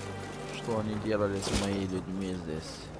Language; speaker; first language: Russian; non-native, local second language; Romanian